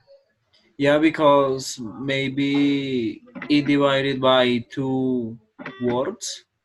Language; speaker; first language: English; non-native, learner; Spanish